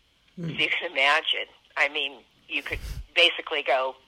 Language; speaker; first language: English; native; English